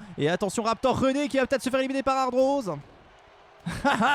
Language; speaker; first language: French; native; French